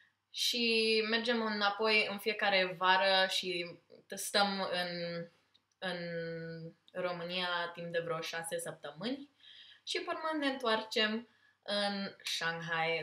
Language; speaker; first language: Romanian; early bilingual, heritage; Romanian